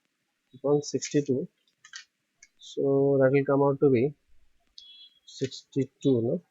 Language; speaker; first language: English; non-native, local second language; Hindi